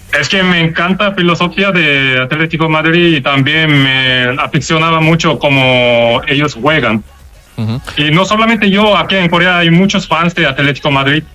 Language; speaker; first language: Spanish; non-native, learner; Korean